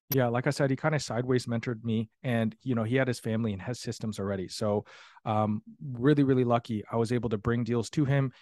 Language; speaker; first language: English; native; English